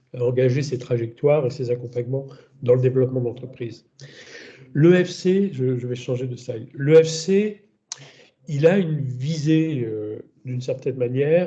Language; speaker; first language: French; native; French